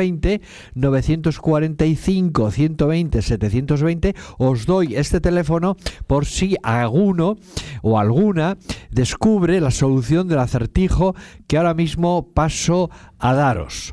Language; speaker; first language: Spanish; native; Spanish